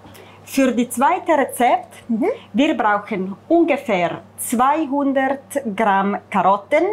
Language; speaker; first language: German; non-native, fluent; Italian